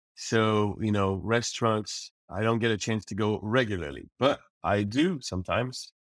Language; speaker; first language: English; native; English